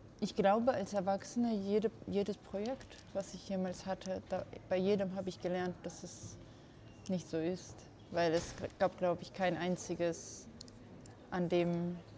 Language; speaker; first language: German; non-native, fluent; Georgian